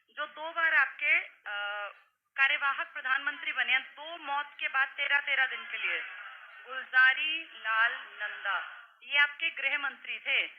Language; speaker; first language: Hindi; native; Hindi